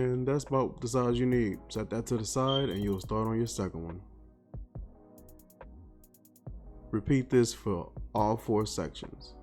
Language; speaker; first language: English; native; English